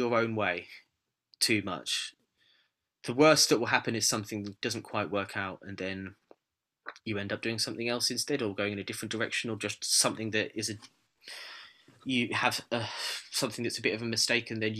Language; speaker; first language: English; native; English